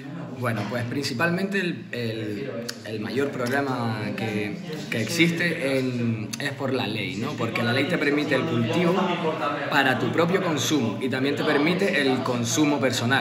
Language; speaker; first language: Spanish; native; Spanish